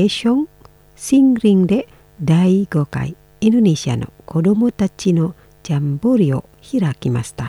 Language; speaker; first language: Japanese; non-native, fluent; Indonesian